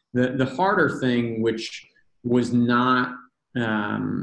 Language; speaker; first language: English; native; English